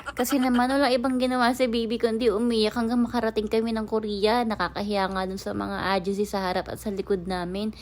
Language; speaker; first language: Filipino; native; Filipino